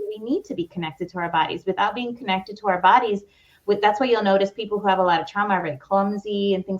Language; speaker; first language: English; native; English